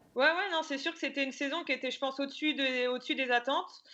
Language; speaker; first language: French; native; French